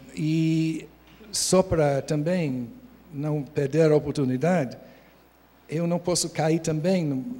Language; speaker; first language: Portuguese; non-native, fluent; English